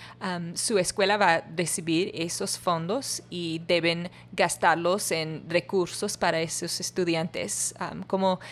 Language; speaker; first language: Spanish; non-native, learner; English